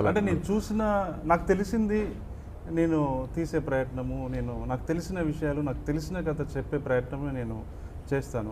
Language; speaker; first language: Telugu; native; Telugu